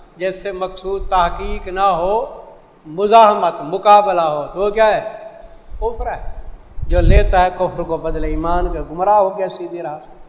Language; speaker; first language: Urdu; non-native, local second language; Saraiki